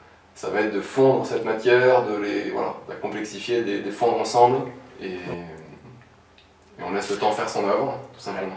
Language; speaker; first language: French; native; French